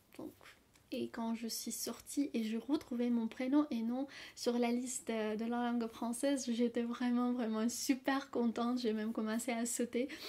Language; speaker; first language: French; non-native, fluent; Russian